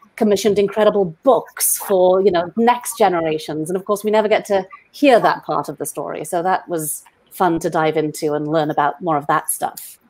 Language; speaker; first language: English; native; English